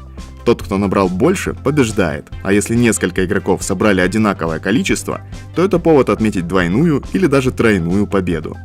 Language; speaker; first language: Russian; native; Russian